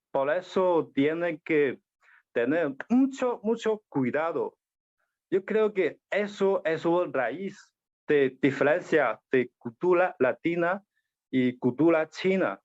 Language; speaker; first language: Spanish; non-native, learner; Chinese